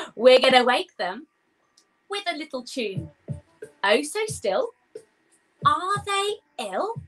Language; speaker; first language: English; native; English